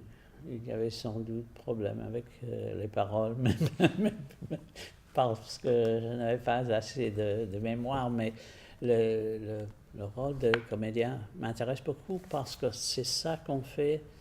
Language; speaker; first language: French; non-native, fluent; English